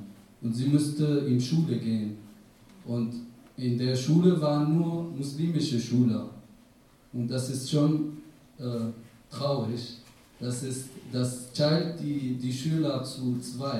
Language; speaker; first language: German; non-native, fluent; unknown